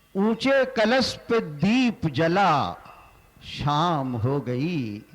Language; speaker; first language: Hindi; non-native, local second language; Marathi